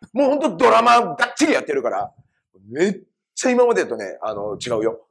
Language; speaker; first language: Japanese; native; Japanese